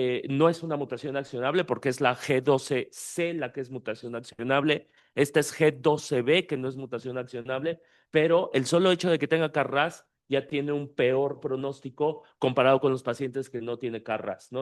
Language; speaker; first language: Spanish; native; Spanish